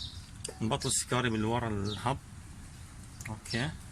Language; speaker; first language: Arabic; native; Arabic